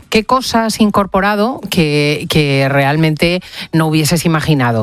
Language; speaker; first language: Spanish; native; Spanish